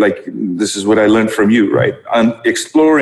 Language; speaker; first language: English; non-native, local second language; Dutch